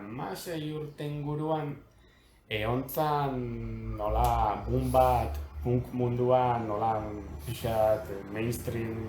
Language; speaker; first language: Basque; native; Basque